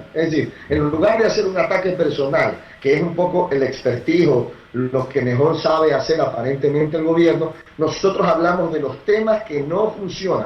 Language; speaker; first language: Spanish; native; Spanish